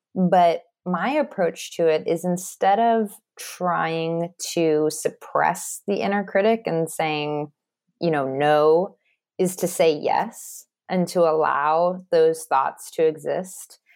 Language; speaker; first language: English; native; English